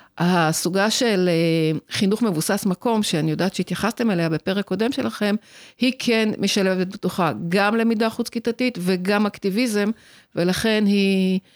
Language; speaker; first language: Hebrew; native; Hebrew